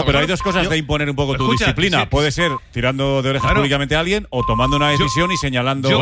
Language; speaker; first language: Spanish; native; Spanish